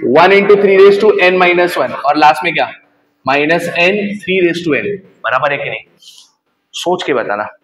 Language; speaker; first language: Hindi; native; Hindi